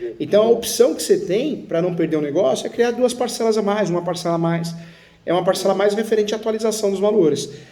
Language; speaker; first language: Portuguese; native; Portuguese